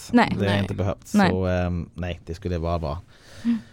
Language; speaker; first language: Swedish; non-native, fluent; English